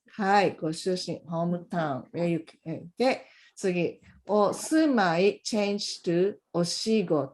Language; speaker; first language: Japanese; non-native, fluent; English